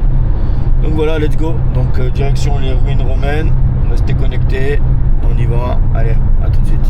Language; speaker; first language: French; native; French